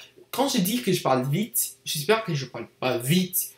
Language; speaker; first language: French; non-native, learner; English